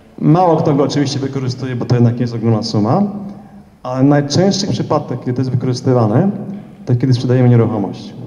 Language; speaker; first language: Polish; early bilingual, heritage; Polish